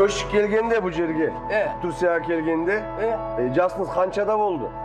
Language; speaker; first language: Kazakh; early bilingual, heritage; Kazakh